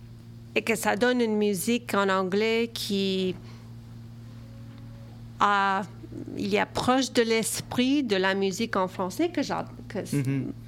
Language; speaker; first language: French; early bilingual, other home language; Romanian